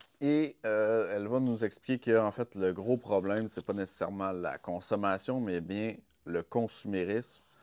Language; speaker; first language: French; native; French